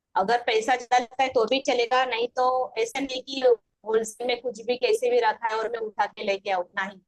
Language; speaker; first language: Hindi; non-native, local second language; Marathi